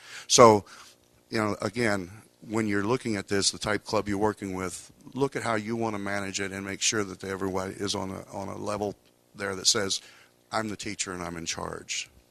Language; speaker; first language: English; native; English